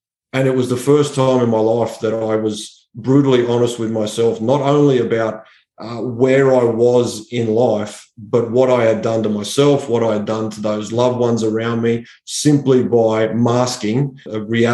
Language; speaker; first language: English; native; English